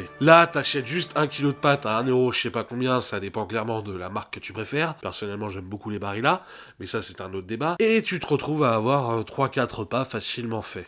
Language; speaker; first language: French; native; French